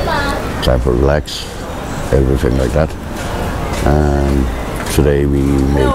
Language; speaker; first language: English; non-native, learner; Danish